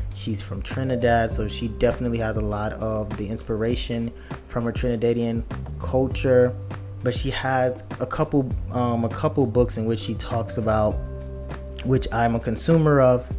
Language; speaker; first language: English; early bilingual, other home language; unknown